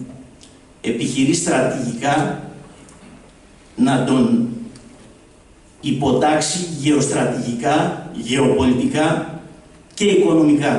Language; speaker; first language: Greek; native; Greek